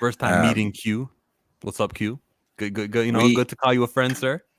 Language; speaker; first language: English; native; English